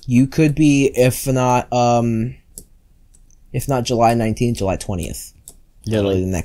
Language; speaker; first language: English; native; English